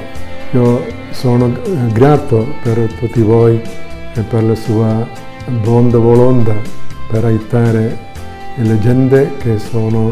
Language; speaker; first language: Italian; non-native, fluent; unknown